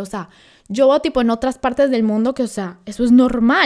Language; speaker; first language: Spanish; early bilingual, heritage; Spanish